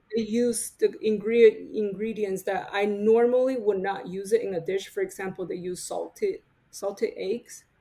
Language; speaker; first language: English; non-native, fluent; Chinese